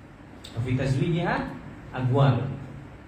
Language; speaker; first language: Arabic; non-native, fluent; Malay